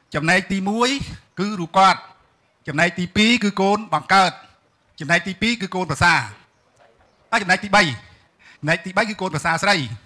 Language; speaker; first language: Khmer; native; Khmer